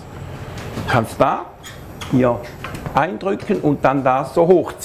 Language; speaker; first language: German; native; German